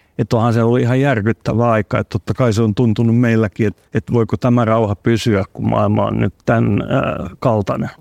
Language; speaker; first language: Finnish; non-native, local second language; Swedish